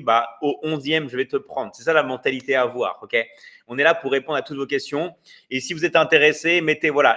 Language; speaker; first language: French; native; French